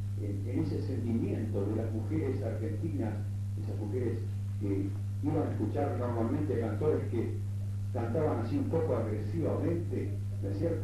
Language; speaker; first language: Spanish; native; Spanish